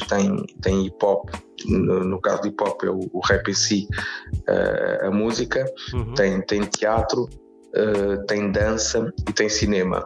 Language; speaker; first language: Portuguese; native; Portuguese